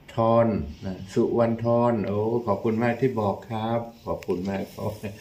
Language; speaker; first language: Thai; native; Thai